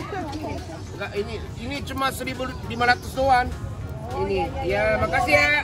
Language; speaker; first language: Indonesian; non-native, learner; Japanese